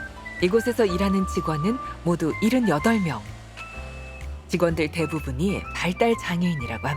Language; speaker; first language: Korean; native; Korean